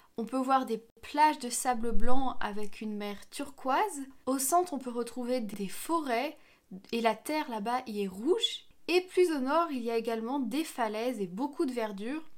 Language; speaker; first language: French; native; French